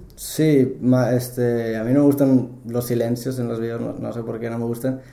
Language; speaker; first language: Spanish; native; Spanish